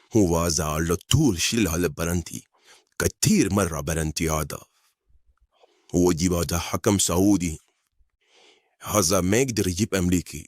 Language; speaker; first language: Arabic; non-native, learner; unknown